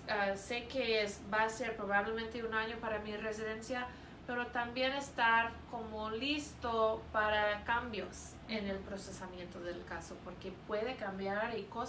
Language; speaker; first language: Spanish; non-native, fluent; English